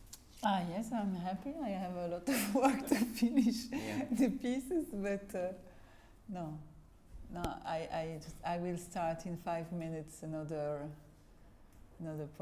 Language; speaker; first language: English; non-native, fluent; French